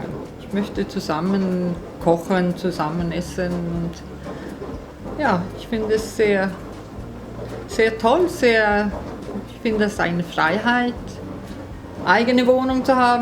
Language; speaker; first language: German; non-native, learner; Swedish